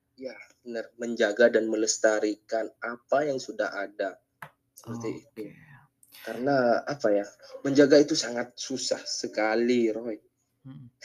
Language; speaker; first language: Indonesian; non-native, local second language; Madurese